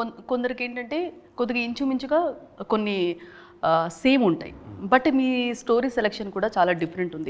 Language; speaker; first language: Telugu; native; Telugu